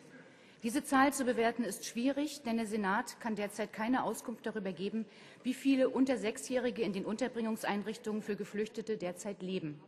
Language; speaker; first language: German; native; German